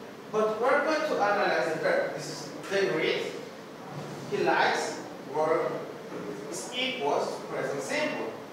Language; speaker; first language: English; non-native, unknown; Spanish